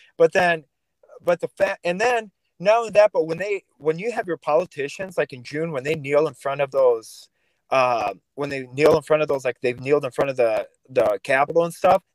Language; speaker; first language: English; early bilingual, other home language; Russian